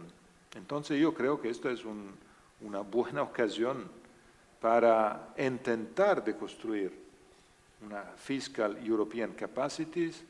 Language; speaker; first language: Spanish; non-native, learner; Italian